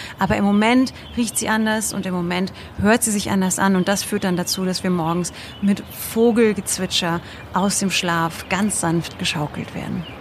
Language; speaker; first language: German; native; German